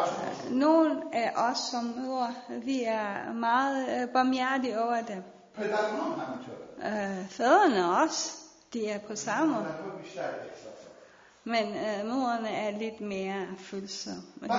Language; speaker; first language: Danish; non-native, fluent; Persian